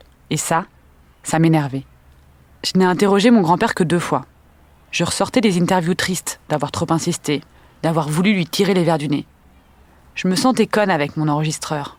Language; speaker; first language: French; native; French